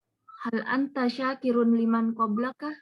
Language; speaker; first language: Arabic; non-native, learner; Indonesian